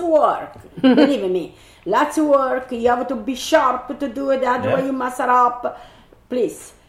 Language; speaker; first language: English; non-native, learner; Italian